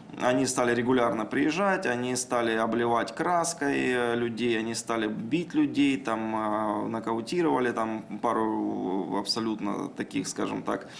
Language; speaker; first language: Russian; native; Russian